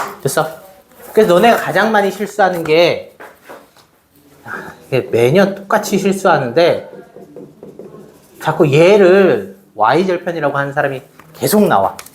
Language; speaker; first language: Korean; native; Korean